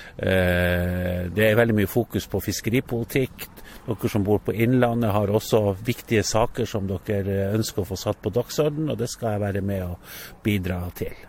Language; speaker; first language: Norwegian; native; Norwegian